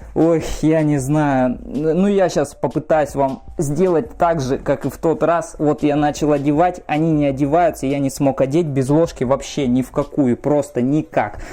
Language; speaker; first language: Russian; native; Russian